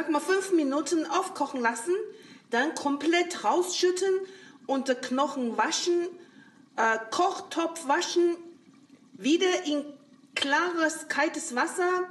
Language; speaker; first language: German; non-native, learner; Chinese